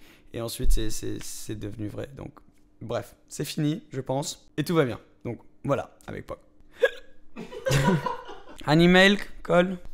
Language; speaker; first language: French; native; French